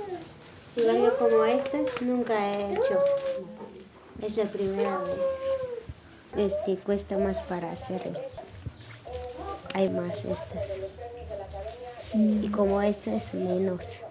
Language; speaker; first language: Spanish; non-native, local second language; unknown